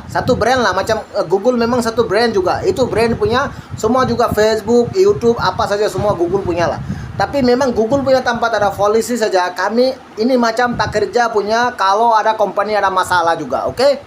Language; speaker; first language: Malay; non-native, learner; Bangla